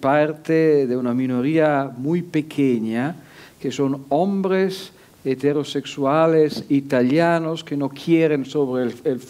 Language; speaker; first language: Spanish; non-native, fluent; Italian